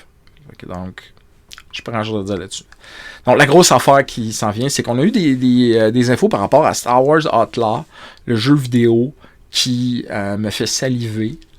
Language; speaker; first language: French; native; French